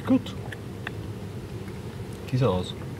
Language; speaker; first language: German; native; German